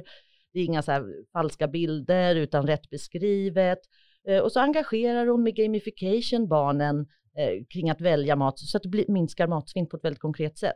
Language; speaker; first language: Swedish; native; Swedish